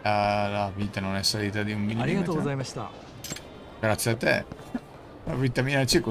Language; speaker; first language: Italian; native; Italian